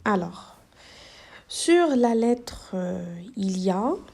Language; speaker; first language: French; non-native, local second language; Arabic